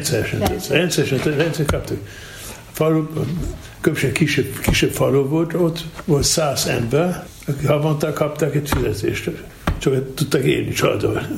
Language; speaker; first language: Hungarian; non-native, learner; German